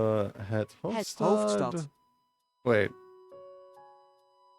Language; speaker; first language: Dutch; non-native, learner; English